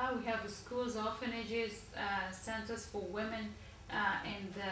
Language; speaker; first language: English; non-native, learner; Persian